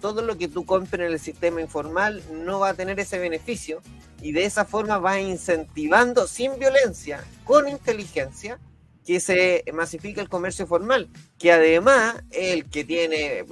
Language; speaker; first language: Spanish; native; Spanish